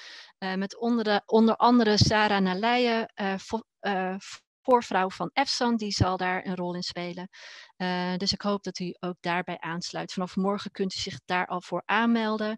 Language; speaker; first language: Dutch; native; Dutch